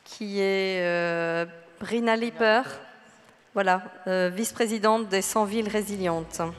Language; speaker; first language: French; native; French